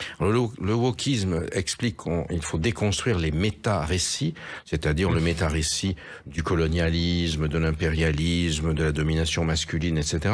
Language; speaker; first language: French; native; French